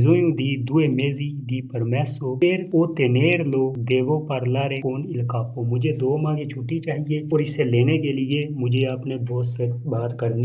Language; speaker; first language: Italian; non-native, fluent; Punjabi